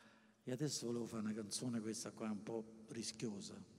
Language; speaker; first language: Italian; native; Italian